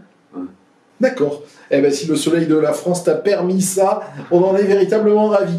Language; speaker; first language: French; native; French